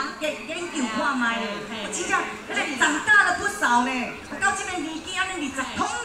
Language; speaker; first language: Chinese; native; Chinese